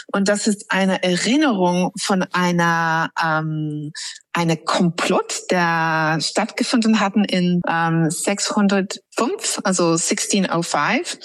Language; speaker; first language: German; non-native, fluent; English